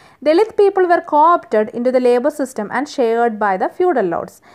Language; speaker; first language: English; non-native, local second language; Malayalam